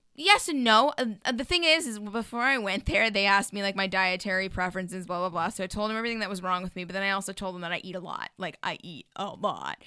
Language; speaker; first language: English; native; English